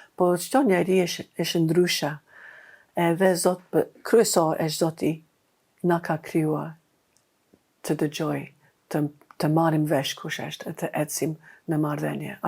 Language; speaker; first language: Albanian; non-native, fluent; English